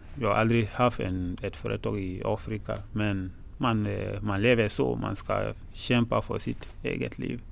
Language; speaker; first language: Swedish; non-native, fluent; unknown